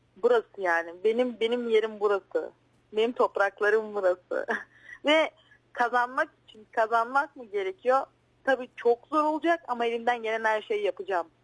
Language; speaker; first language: Turkish; native; Turkish